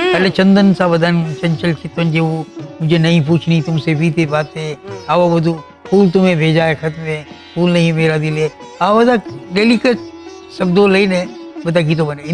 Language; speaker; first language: Gujarati; non-native, local second language; Kachhi